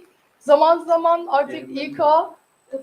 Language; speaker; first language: Turkish; native; Turkish